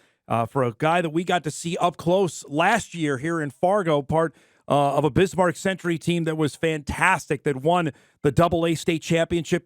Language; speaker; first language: English; native; English